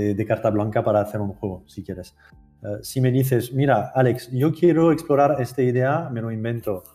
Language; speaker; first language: Spanish; non-native, fluent; French